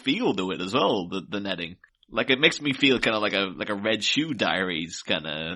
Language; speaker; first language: English; native; English